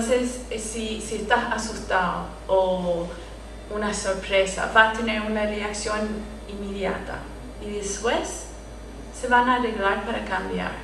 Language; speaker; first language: Spanish; non-native, fluent; English